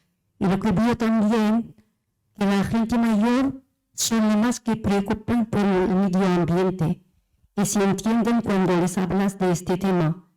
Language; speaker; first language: Spanish; non-native, fluent; Arabic